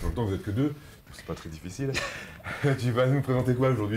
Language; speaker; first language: French; native; French